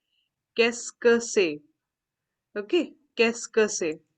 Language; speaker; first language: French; non-native, fluent; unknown